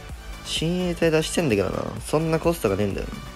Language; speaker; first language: Japanese; native; Japanese